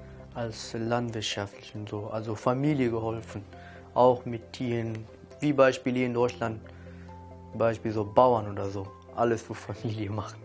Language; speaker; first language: German; non-native, learner; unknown